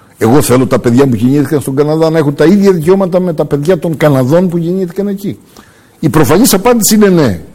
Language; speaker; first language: Greek; early bilingual, heritage; Greek